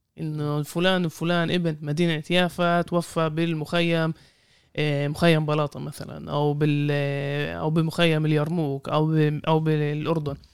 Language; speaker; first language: Arabic; native; Arabic